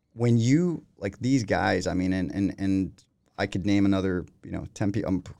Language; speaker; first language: English; non-native, fluent; Spanish